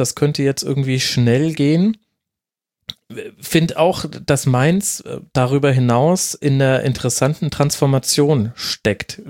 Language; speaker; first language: German; native; German